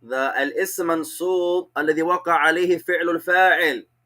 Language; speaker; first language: Arabic; non-native, fluent; English